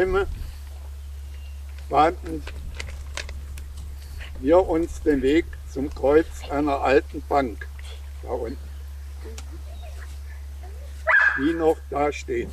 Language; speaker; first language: German; native; German